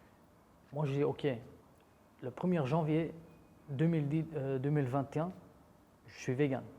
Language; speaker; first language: French; non-native, fluent; Dutch